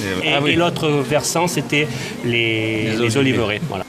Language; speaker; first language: French; native; French